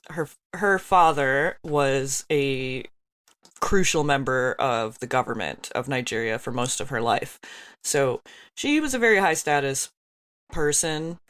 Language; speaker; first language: English; early bilingual, other home language; Yoruba